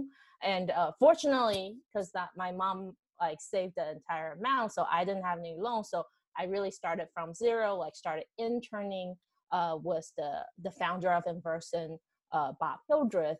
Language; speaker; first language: English; non-native, fluent; Chinese